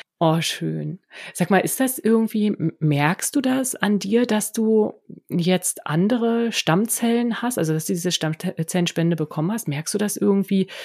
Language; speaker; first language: German; native; German